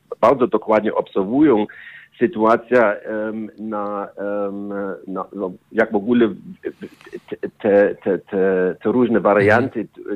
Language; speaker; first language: Polish; non-native, learner; German